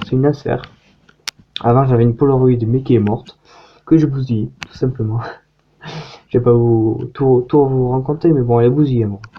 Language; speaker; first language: French; native; French